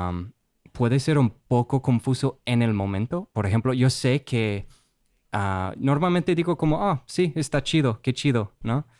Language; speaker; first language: Spanish; non-native, fluent; English